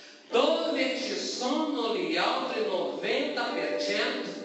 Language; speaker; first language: Italian; non-native, learner; Portuguese